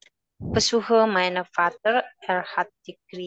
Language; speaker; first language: German; non-native, learner; Indonesian